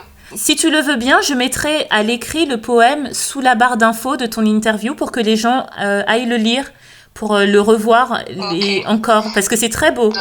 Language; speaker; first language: French; native; French